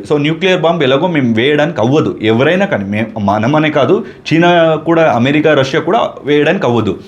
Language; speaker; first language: Telugu; non-native, local second language; Kannada